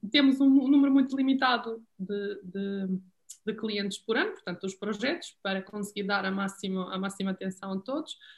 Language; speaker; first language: Portuguese; non-native, fluent; Serbian